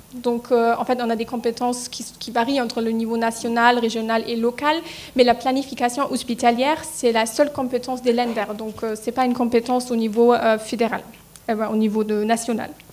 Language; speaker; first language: French; non-native, fluent; German